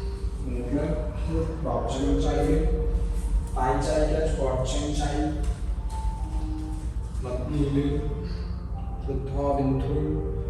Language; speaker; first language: Vietnamese; non-native, fluent; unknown